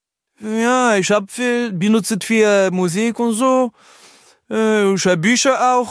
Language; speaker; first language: German; non-native, learner; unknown